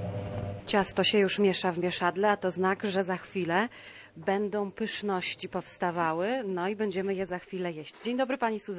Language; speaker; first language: Polish; native; Polish